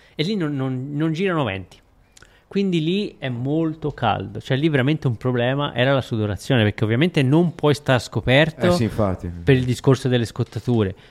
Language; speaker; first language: Italian; native; Italian